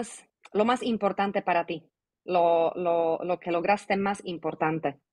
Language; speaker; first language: Spanish; non-native, fluent; Slovak